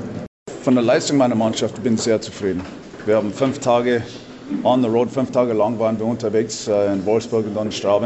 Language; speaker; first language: German; non-native, fluent; English